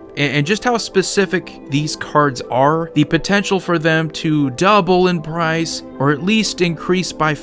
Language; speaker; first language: English; native; English